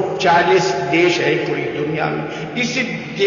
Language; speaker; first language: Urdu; non-native, learner; Uyghur